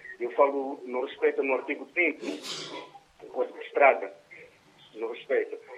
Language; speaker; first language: Portuguese; non-native, local second language; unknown